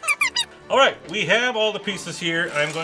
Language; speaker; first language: English; native; English